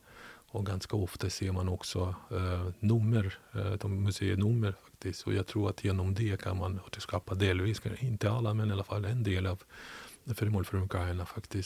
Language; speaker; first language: Swedish; non-native, fluent; Ukrainian